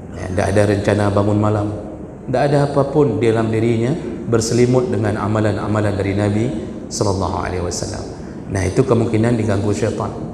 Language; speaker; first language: Malay; non-native, local second language; Achinese